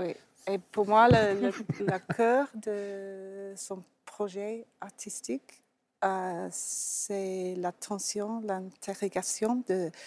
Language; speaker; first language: French; non-native, fluent; English